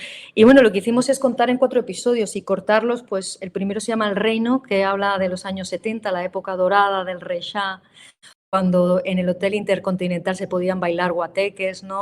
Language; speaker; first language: Spanish; native; Spanish